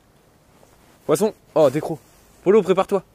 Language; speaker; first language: French; native; French